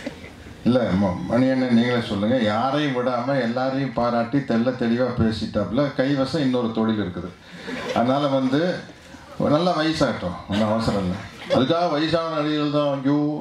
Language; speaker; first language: Tamil; native; Tamil